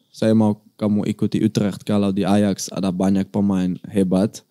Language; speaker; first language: Indonesian; non-native, learner; Dutch